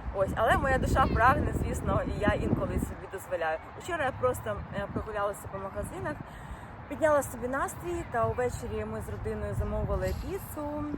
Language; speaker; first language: Ukrainian; non-native, local second language; Russian